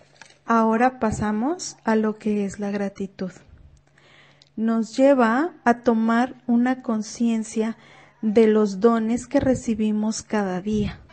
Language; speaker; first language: Spanish; native; Spanish